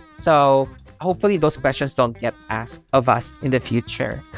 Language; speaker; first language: English; non-native, local second language; Filipino